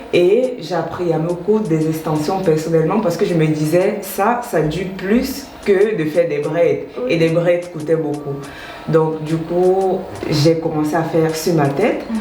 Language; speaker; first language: French; native; French